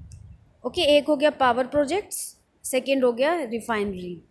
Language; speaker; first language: Hindi; native; Hindi